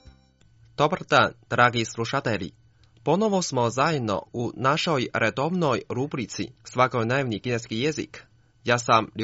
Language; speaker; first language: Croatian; non-native, fluent; Chinese